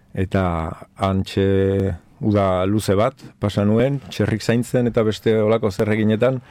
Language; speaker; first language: Basque; non-native, local second language; Spanish